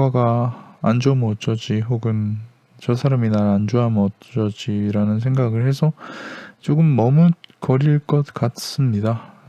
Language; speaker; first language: Korean; native; Korean